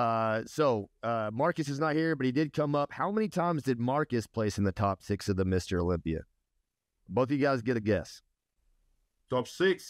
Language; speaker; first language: English; native; English